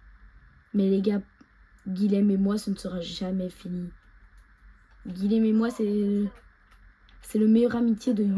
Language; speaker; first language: French; native; French